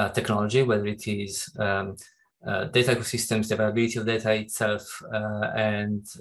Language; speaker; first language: English; non-native, fluent; Italian